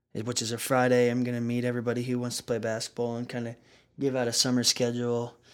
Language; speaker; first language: English; native; English